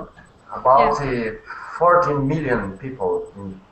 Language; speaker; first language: English; non-native, learner; Portuguese